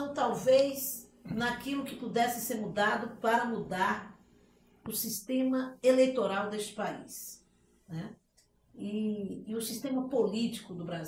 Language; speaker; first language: Portuguese; native; Portuguese